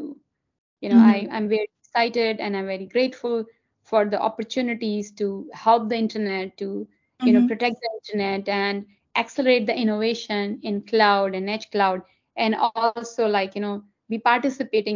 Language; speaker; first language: English; non-native, local second language; Hindi